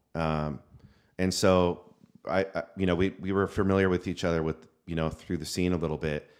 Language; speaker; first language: English; native; English